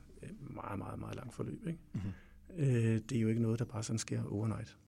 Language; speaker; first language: Danish; native; Danish